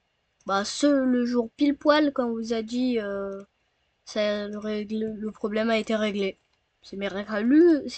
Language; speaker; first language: French; native; French